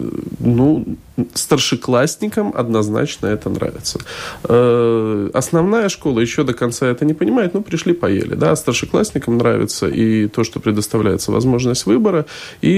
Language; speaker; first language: Russian; native; Russian